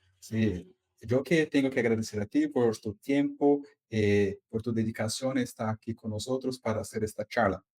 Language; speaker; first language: Spanish; non-native, fluent; Portuguese